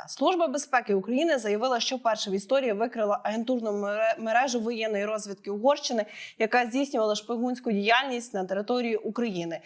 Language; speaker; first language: Ukrainian; native; Ukrainian